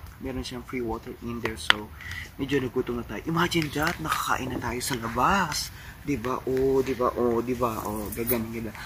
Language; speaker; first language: Filipino; native; Filipino